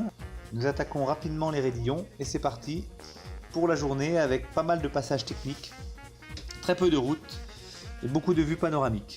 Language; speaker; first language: French; native; French